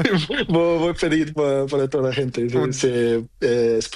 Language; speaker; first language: Spanish; non-native, learner; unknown